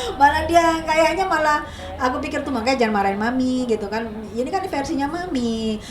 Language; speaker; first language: Indonesian; native; Indonesian